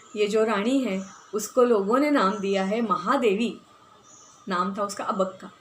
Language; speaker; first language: Hindi; non-native, local second language; Marathi